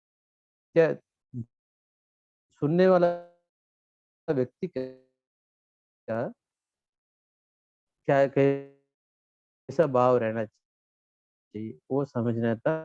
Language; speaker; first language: Hindi; non-native, local second language; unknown